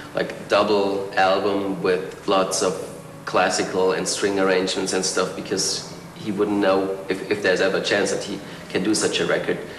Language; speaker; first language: English; non-native, fluent; German